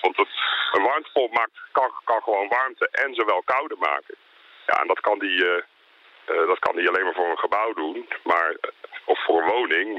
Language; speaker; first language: Dutch; native; Dutch